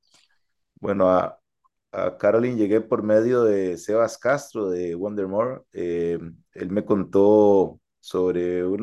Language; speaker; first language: Spanish; native; Spanish